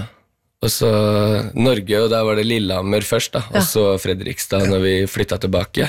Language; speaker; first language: Norwegian; early bilingual, heritage; Norwegian